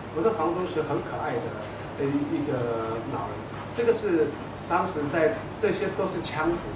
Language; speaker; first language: Chinese; non-native, local second language; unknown